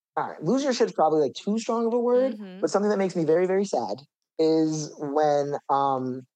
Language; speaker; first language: English; native; English